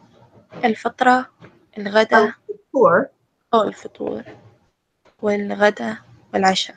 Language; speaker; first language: Arabic; non-native, learner; English